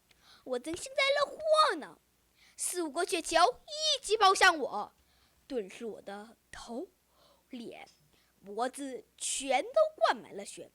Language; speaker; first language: Chinese; early bilingual, heritage; Chinese